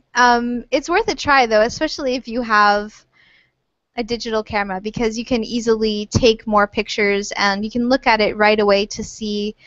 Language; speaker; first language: English; native; English